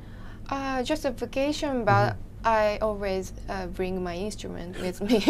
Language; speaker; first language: English; non-native, learner; Japanese